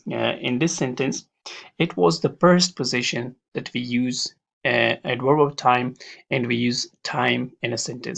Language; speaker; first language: English; non-native, fluent; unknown